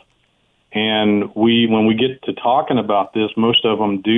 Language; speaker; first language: English; native; English